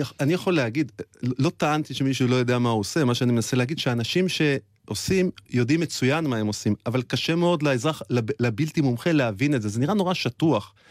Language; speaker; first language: Hebrew; native; Hebrew